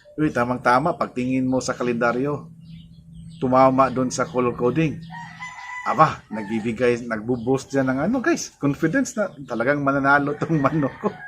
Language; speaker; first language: Filipino; non-native, local second language; Cebuano